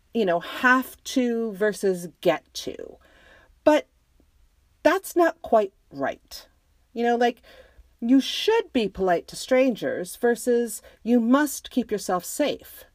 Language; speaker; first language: English; native; English